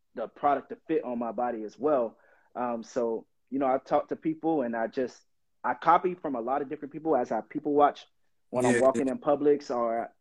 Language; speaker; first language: English; native; English